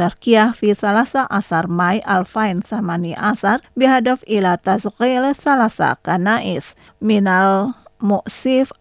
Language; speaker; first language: Arabic; non-native, fluent; Indonesian